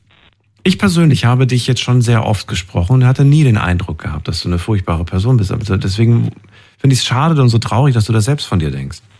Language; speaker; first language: German; native; German